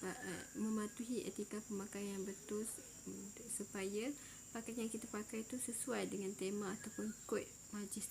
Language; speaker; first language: Malay; native; Malay